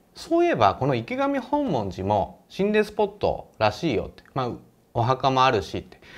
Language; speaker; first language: Japanese; native; Japanese